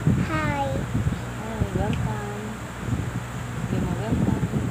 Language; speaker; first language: English; non-native, local second language; Filipino